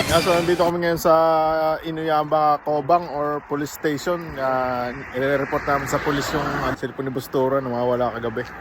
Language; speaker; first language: Filipino; native; Filipino